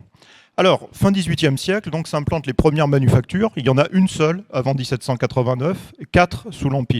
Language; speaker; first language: French; native; French